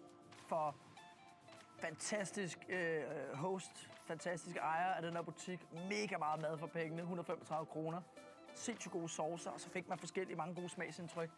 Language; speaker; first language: Danish; native; Danish